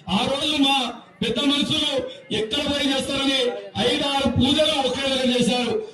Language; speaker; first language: Telugu; non-native, local second language; Lambadi